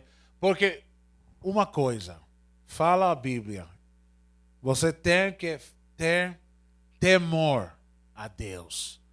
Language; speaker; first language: Portuguese; non-native, learner; Spanish